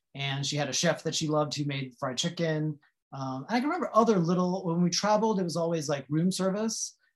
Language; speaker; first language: English; native; English